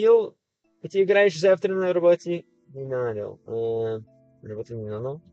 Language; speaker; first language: Russian; non-native, learner; English